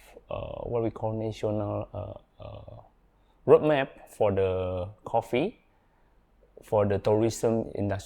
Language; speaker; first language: English; non-native, learner; Indonesian